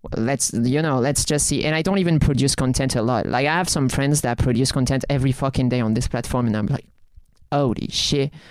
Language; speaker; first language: English; non-native, fluent; French